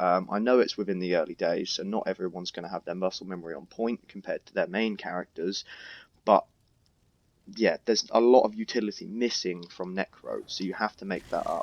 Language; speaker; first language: English; native; English